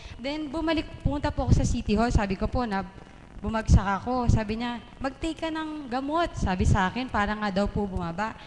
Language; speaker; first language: Filipino; native; Filipino